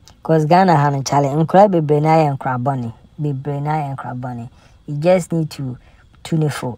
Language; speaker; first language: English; non-native, local second language; Akan